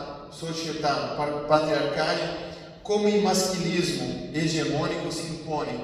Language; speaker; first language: Italian; non-native, fluent; Portuguese